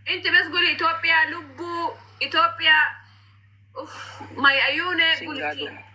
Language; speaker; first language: Arabic; non-native, learner; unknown